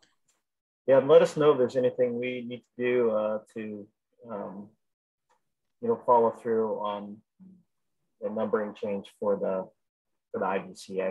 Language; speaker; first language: English; native; English